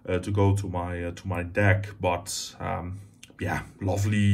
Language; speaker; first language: English; non-native, fluent; Dutch